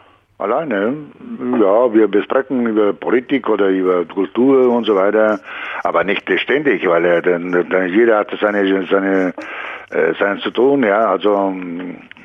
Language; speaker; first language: German; non-native, fluent; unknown